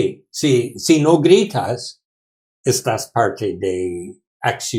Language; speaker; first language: Spanish; non-native, learner; English